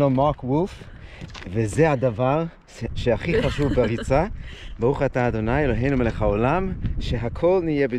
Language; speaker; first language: Hebrew; non-native, fluent; English